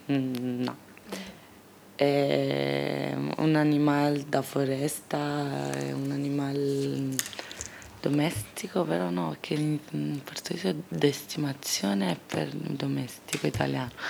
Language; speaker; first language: Italian; non-native, learner; Portuguese